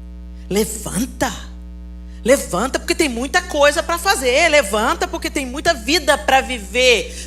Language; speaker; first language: Portuguese; native; Portuguese